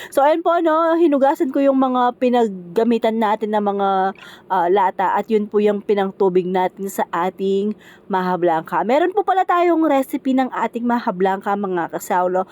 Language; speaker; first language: Filipino; non-native, local second language; Pampanga